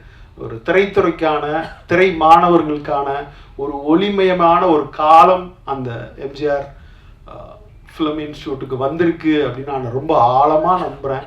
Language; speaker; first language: Tamil; native; Tamil